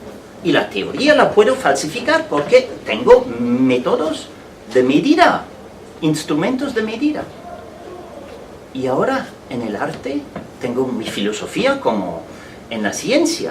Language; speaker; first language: Spanish; non-native, fluent; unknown